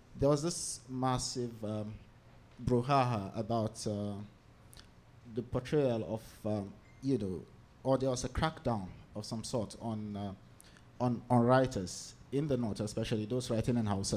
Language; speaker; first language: English; non-native, local second language; Hausa